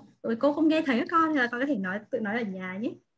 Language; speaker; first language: Vietnamese; native; Vietnamese